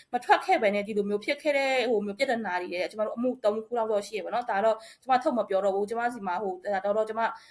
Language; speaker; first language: Burmese; non-native, local second language; Shan